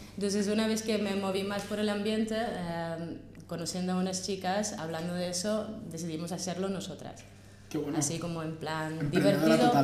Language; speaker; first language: Spanish; non-native, fluent; Russian